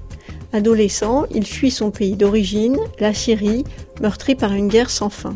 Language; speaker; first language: French; native; French